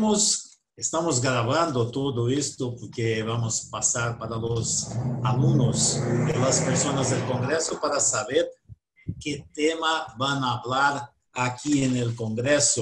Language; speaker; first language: Spanish; non-native, learner; Portuguese